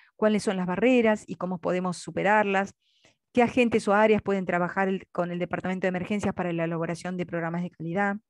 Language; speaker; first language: Spanish; native; Spanish